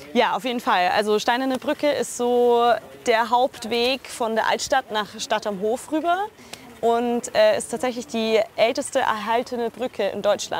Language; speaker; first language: German; native; German